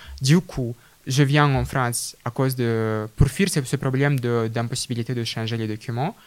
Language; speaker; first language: French; non-native, fluent; Russian